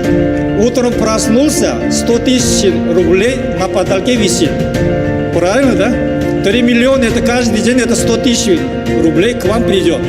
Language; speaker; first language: Russian; non-native, learner; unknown